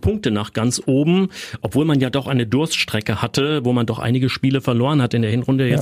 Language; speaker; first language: German; native; German